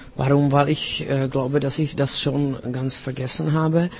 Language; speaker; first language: German; non-native, learner; Czech